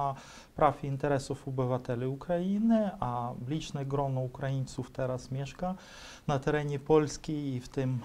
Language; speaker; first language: Polish; non-native, fluent; Ukrainian